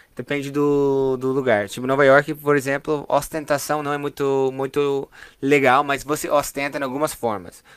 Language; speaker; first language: Portuguese; non-native, fluent; English